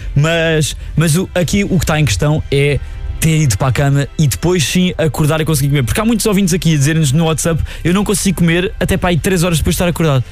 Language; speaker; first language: Portuguese; native; Portuguese